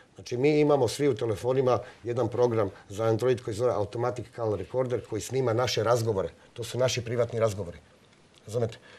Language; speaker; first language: Serbian; non-native, local second language; Slovak